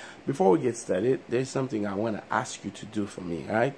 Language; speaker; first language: English; non-native, fluent; Haitian Creole